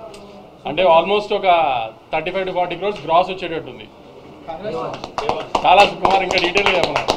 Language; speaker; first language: Telugu; native; Telugu